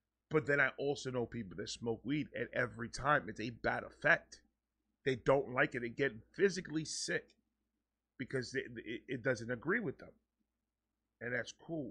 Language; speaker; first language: English; early bilingual, other home language; Spanish